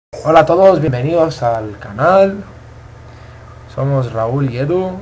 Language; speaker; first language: Spanish; native; Spanish